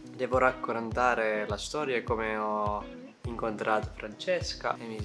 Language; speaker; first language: Italian; non-native, learner; Finnish